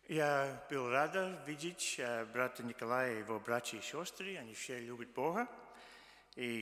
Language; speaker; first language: Russian; early bilingual, heritage; Russian